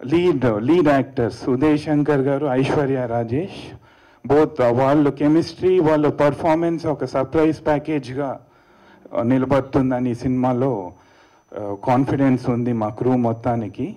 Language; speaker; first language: Telugu; native; Telugu